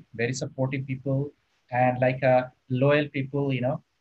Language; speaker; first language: English; non-native, local second language; Nepali